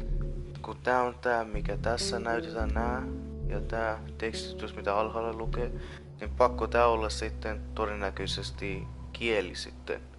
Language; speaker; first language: Finnish; non-native, fluent; Persian